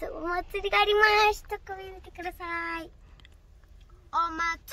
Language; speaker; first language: Japanese; early bilingual, other home language; Indonesian